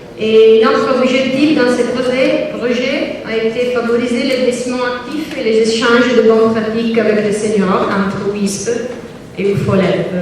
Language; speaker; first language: French; non-native, learner; Italian